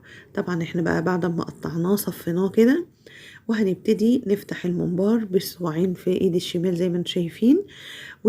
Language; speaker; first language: Arabic; native; Arabic